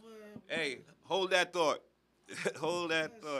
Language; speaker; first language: English; native; English